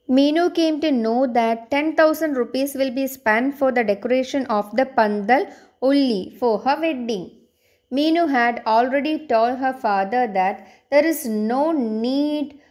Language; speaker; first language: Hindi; non-native, local second language; Malayalam